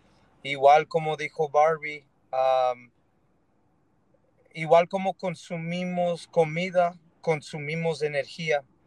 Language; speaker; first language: Spanish; early bilingual, heritage; Spanish